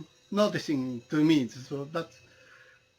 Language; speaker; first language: English; non-native, learner; Japanese